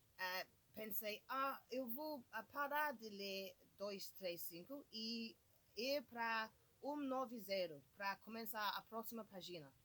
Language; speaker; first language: Portuguese; non-native, learner; English